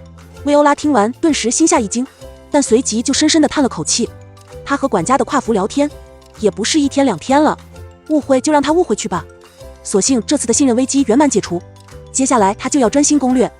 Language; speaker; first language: Chinese; native; Chinese